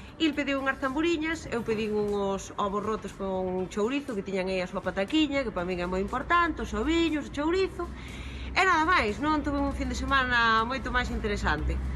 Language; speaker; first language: Galician; native; Galician